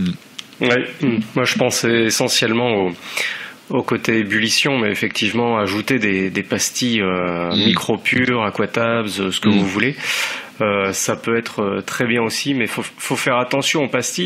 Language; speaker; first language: French; native; French